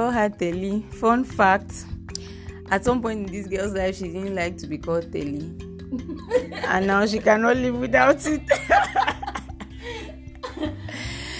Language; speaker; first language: English; non-native, local second language; French